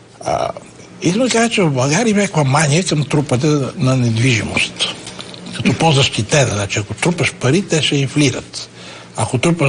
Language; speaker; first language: Bulgarian; native; Bulgarian